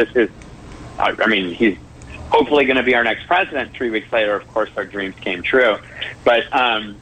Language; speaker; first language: English; native; English